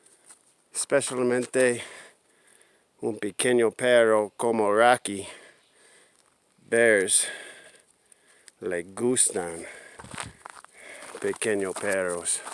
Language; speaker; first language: Spanish; non-native, learner; English